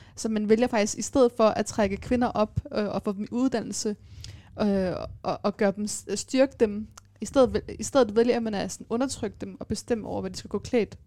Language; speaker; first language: Danish; early bilingual, other home language; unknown